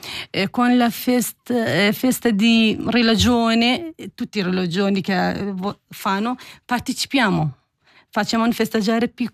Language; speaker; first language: Italian; non-native, learner; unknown